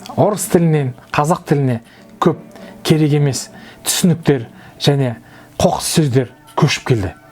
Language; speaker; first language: Kazakh; non-native, local second language; Russian